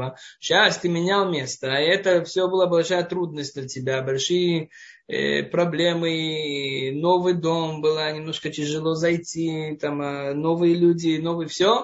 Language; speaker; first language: Russian; non-native, fluent; Hebrew